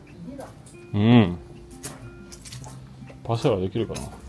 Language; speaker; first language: Japanese; non-native, learner; French